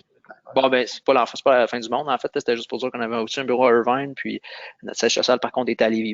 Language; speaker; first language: French; native; French